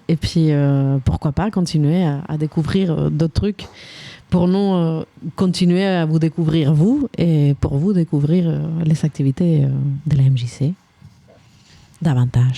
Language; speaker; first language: French; native; French